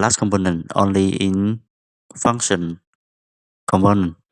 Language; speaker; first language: English; non-native, fluent; Vietnamese